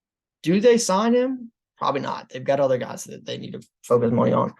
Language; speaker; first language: English; native; English